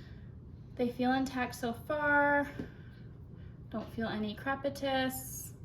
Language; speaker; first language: English; native; English